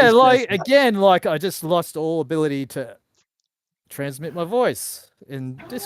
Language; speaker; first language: English; native; English